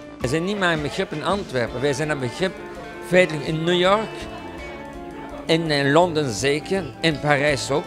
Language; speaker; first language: Dutch; non-native, local second language; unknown